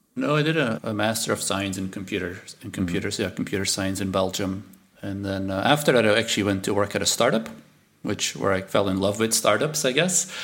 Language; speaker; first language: English; non-native, fluent; Dutch